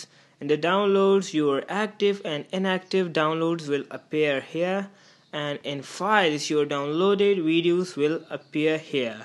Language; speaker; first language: English; non-native, fluent; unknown